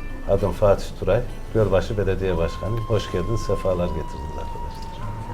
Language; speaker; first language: Turkish; native; Turkish